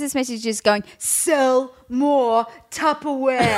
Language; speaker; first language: English; native; English